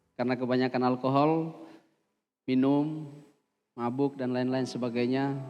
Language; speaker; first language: Indonesian; native; Indonesian